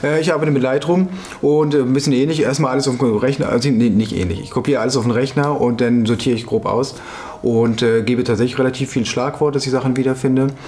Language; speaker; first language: German; native; German